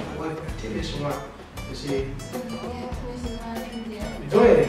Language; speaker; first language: Chinese; non-native, fluent; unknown